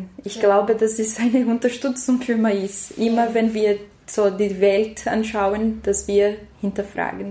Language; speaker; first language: German; non-native, fluent; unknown